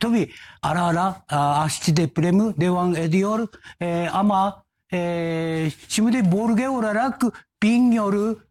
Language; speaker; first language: Turkish; non-native, fluent; Japanese